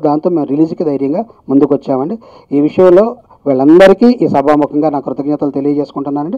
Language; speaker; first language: Telugu; native; Telugu